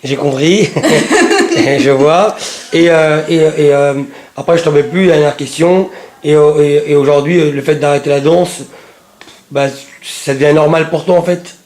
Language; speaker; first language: French; native; French